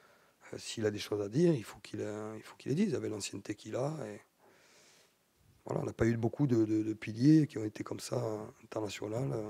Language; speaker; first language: French; native; French